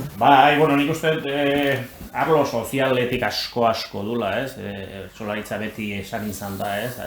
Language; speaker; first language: Basque; native; Basque